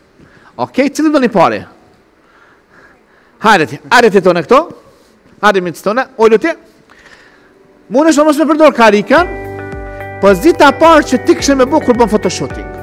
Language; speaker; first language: Albanian; native; Albanian